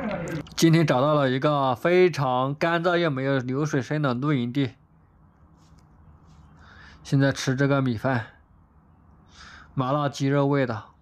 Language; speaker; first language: Chinese; native; Chinese